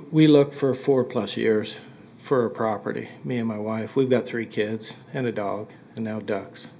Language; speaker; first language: English; native; English